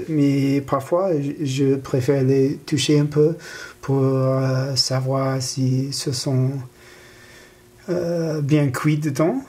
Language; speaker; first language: French; non-native, learner; English